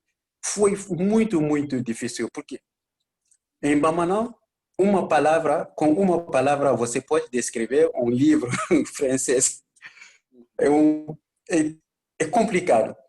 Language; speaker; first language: Portuguese; non-native, learner; Bambara